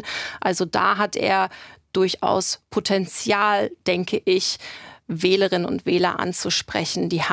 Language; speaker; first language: German; native; German